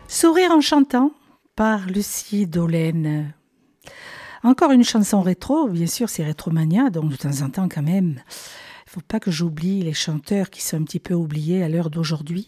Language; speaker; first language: French; native; French